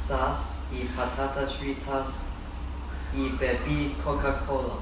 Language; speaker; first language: Spanish; non-native, learner; English